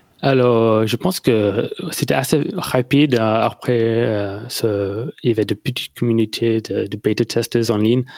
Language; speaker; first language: French; non-native, learner; English